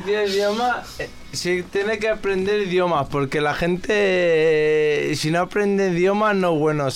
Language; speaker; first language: Spanish; non-native, local second language; Arabic